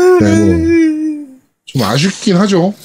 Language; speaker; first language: Korean; native; Korean